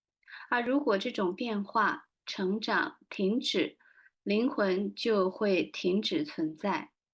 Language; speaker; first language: Chinese; native; Chinese